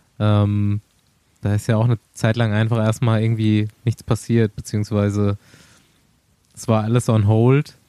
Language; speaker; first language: German; native; German